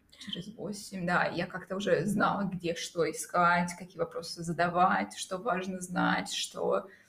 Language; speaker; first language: Russian; native; Russian